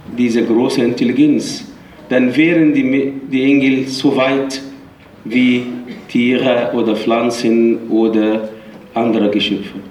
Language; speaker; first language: German; non-native, fluent; Arabic